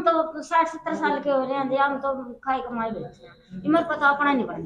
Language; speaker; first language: Hindi; non-native, local second language; Haryanvi